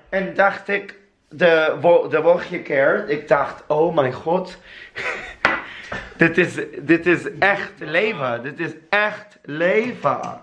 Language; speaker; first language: Dutch; non-native, learner; English